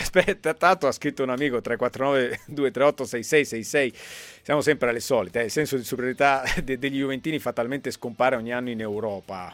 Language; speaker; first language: Italian; native; Italian